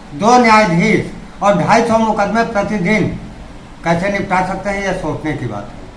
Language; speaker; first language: Hindi; native; Hindi